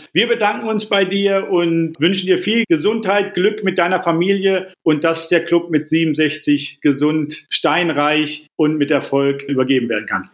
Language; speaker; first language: German; native; German